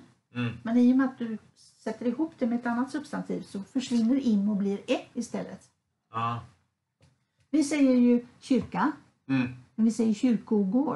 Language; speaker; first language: Swedish; native; Swedish